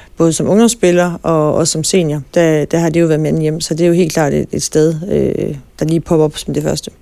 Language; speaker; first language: Danish; native; Danish